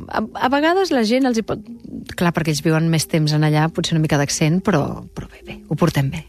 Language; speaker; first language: Catalan; non-native, local second language; Spanish